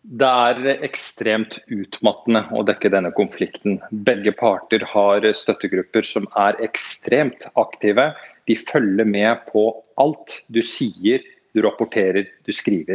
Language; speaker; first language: Norwegian; native; Norwegian